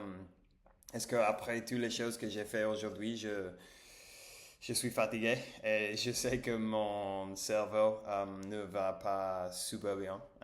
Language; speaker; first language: French; non-native, learner; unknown